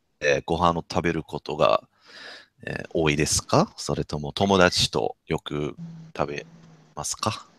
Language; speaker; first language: Japanese; non-native, fluent; English